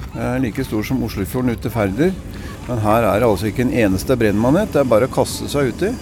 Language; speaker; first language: Norwegian; native; Norwegian